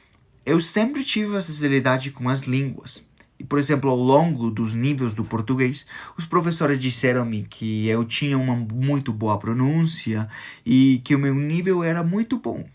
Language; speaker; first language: Portuguese; non-native, fluent; Spanish